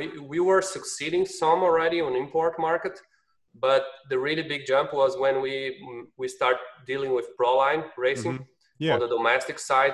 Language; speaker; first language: English; non-native, fluent; Portuguese